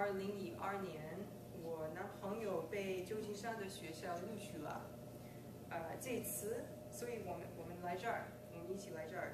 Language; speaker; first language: Chinese; non-native, fluent; English